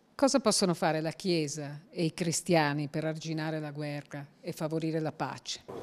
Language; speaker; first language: Italian; native; Italian